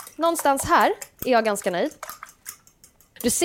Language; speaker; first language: Swedish; native; Swedish